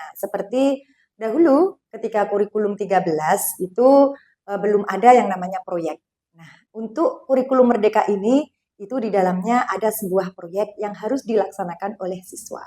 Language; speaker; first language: Indonesian; non-native, local second language; Javanese